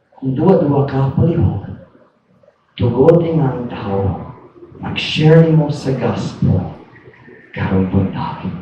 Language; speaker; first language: Cebuano; non-native, fluent; English